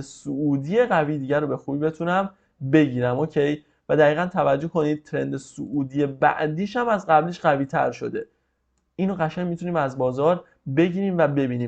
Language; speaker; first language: Persian; native; Persian